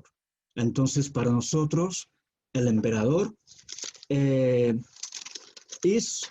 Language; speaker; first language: Spanish; non-native, fluent; Chinese